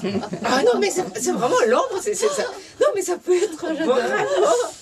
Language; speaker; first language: French; non-native, fluent; Japanese